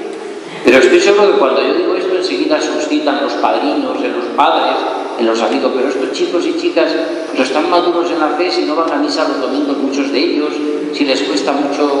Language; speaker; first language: Spanish; native; Spanish